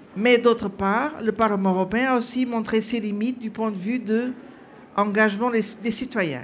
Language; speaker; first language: French; non-native, fluent; Portuguese